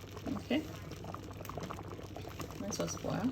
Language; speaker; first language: French; non-native, learner; Haitian Creole